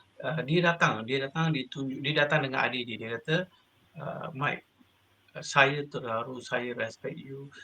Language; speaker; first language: Malay; non-native, local second language; Tamil